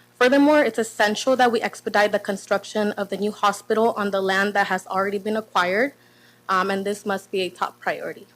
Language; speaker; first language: English; non-native, fluent; Spanish